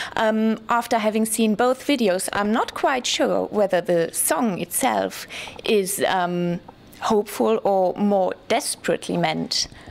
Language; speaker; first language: English; non-native, fluent; German